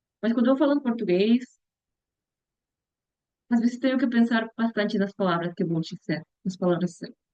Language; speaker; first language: Portuguese; non-native, learner; Spanish